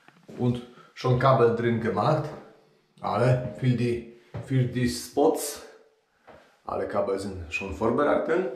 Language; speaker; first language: German; non-native, learner; Polish